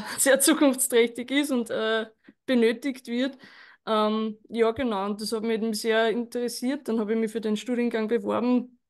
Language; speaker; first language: German; native; German